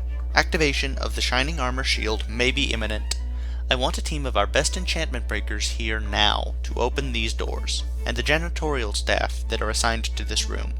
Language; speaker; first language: English; native; English